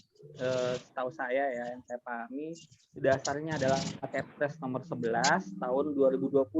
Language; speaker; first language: Indonesian; native; Indonesian